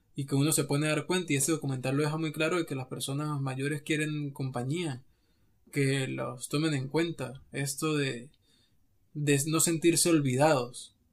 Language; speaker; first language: Spanish; native; Spanish